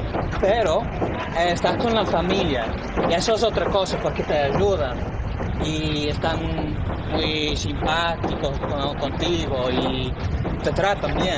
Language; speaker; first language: Spanish; non-native, fluent; English